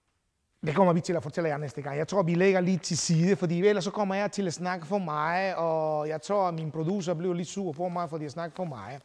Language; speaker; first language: Danish; non-native, fluent; Spanish